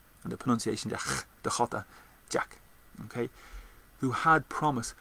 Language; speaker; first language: English; native; English